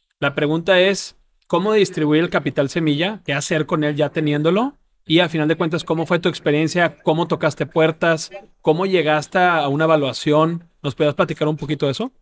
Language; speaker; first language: Spanish; native; Spanish